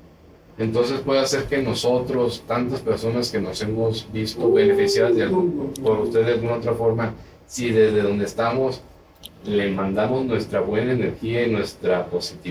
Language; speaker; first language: Spanish; native; Spanish